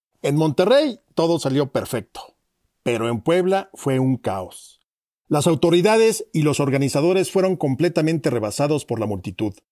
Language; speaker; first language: Spanish; native; Spanish